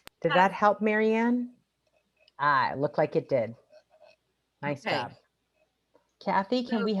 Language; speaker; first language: English; native; English